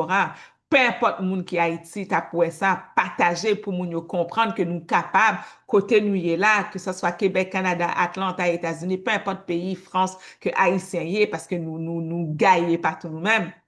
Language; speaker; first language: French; native; French